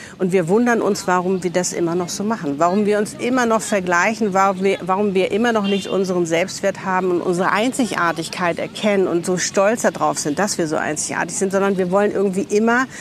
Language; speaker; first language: German; native; German